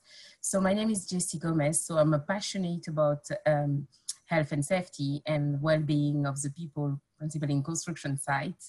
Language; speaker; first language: English; non-native, fluent; French